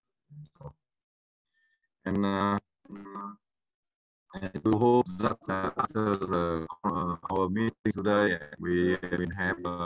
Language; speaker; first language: English; non-native, learner; Vietnamese